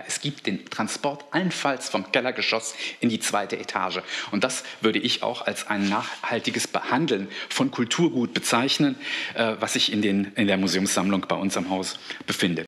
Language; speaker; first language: German; native; German